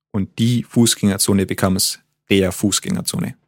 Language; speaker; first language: German; native; German